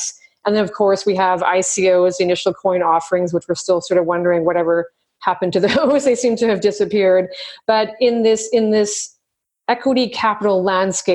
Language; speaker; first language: English; native; English